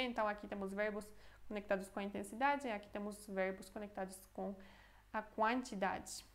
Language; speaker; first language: Portuguese; non-native, fluent; Polish